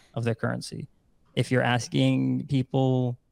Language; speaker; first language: English; non-native, fluent; Dutch